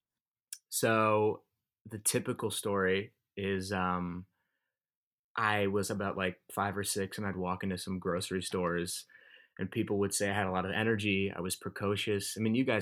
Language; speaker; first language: English; native; English